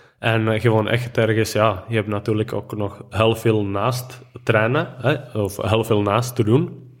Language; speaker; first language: Dutch; non-native, fluent; Czech